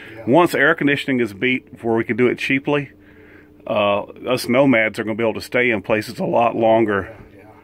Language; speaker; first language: English; native; English